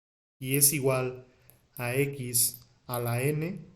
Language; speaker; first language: Spanish; native; Spanish